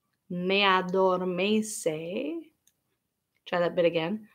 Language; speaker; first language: English; native; English